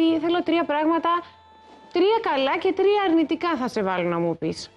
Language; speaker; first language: Greek; native; Greek